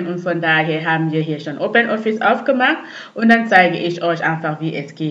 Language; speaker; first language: German; non-native, fluent; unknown